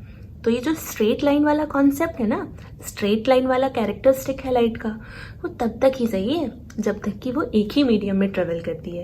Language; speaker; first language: Hindi; native; Hindi